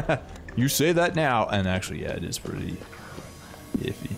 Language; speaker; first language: English; native; English